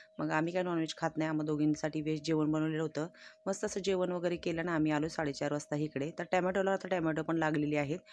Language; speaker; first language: Marathi; native; Marathi